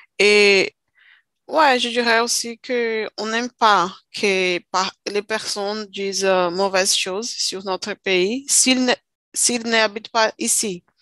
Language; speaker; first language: French; non-native, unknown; Portuguese